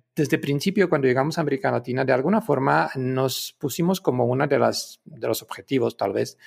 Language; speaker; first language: Spanish; non-native, fluent; Czech